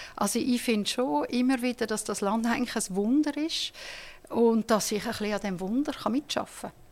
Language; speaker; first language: German; non-native, local second language; French